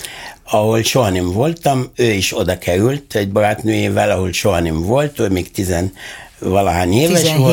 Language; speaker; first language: Hungarian; non-native, fluent; Arabic